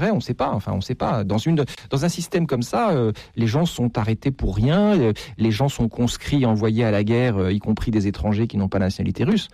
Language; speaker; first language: French; native; French